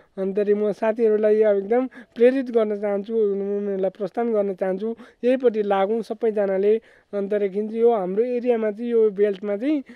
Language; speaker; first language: Nepali; native; Nepali